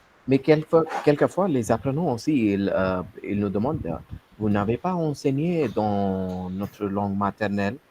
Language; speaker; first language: French; non-native, learner; Hindi